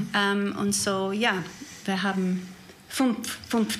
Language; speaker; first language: German; non-native, learner; English